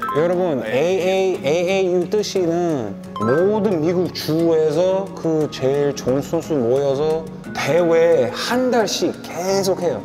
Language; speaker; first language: Korean; non-native, learner; English